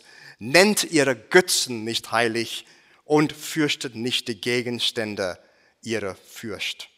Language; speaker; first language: German; non-native, fluent; English